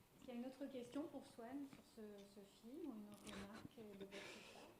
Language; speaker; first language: French; native; French